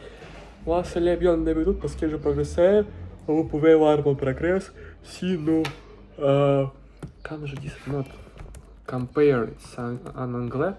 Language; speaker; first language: French; non-native, learner; Russian